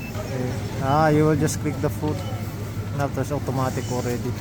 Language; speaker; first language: English; non-native, learner; Filipino